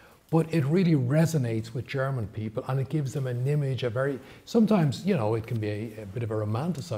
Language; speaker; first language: English; native; English